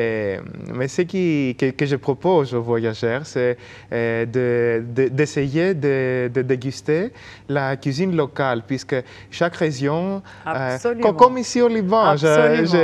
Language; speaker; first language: French; non-native, fluent; Greek